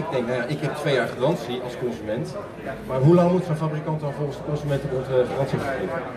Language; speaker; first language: Dutch; native; Dutch